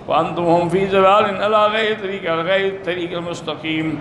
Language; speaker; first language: Arabic; non-native, fluent; Urdu